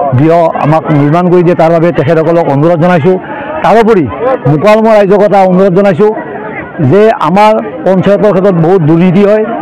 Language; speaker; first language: Assamese; native; Assamese